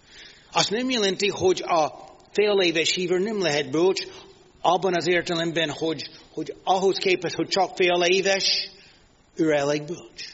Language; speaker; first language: Hungarian; non-native, fluent; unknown